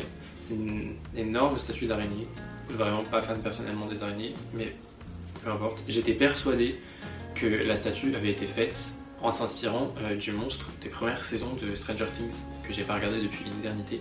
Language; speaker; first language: French; native; French